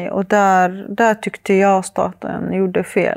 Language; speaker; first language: Swedish; early bilingual, other home language; Arabic